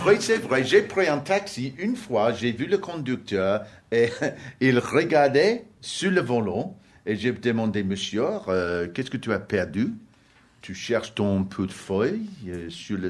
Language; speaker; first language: French; non-native, learner; English